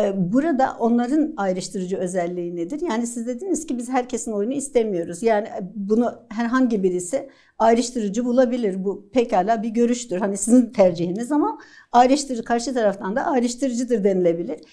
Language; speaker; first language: Turkish; native; Turkish